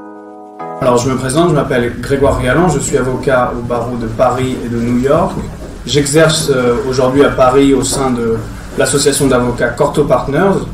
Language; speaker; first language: French; native; French